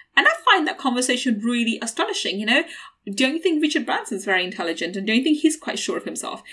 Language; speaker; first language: English; native; English